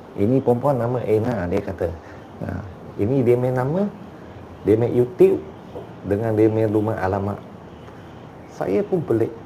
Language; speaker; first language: Malay; non-native, local second language; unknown